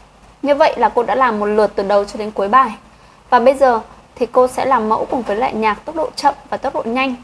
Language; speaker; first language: Vietnamese; native; Vietnamese